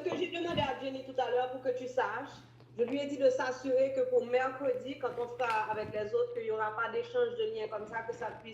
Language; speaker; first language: French; native; French